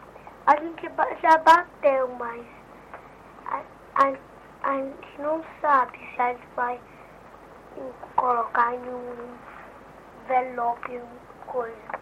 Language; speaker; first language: Portuguese; early bilingual, heritage; Portuguese